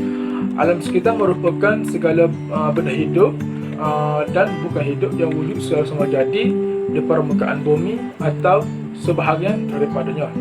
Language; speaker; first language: Malay; native; Malay